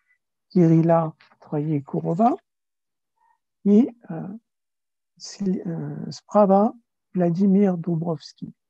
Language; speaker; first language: Russian; non-native, learner; French